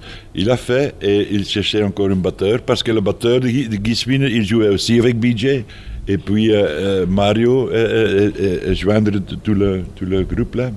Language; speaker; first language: French; non-native, fluent; Dutch